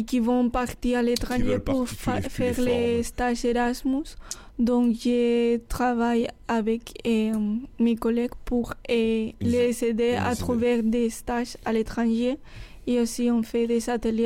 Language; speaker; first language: French; non-native, fluent; Spanish